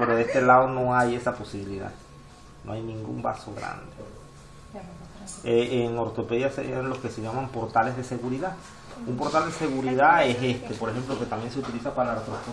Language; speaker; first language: Spanish; native; Spanish